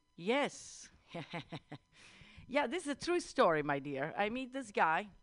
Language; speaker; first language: English; non-native, fluent; Italian